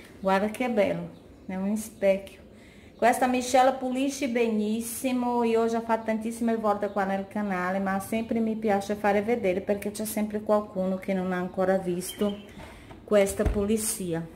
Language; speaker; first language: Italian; non-native, fluent; Portuguese